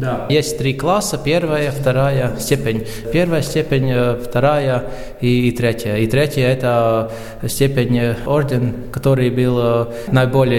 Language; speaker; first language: Russian; non-native, local second language; Latvian